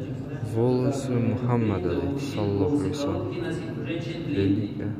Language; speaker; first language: Russian; non-native, local second language; Kyrgyz